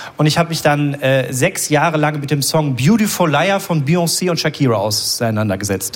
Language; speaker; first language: German; native; German